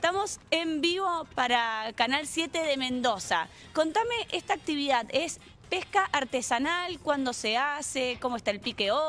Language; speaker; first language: Spanish; native; Spanish